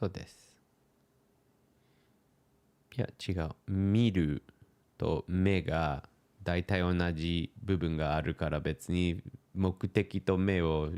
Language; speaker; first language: Japanese; non-native, learner; English